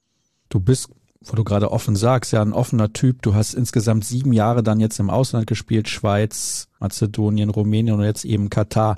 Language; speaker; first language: German; native; German